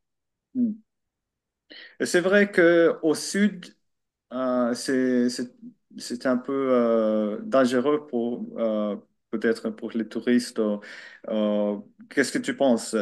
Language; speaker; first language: French; non-native, learner; Finnish